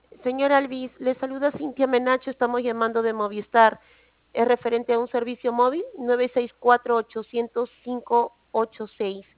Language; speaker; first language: Spanish; native; Spanish